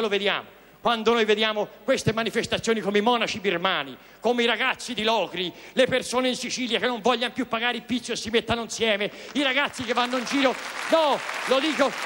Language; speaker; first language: Italian; native; Italian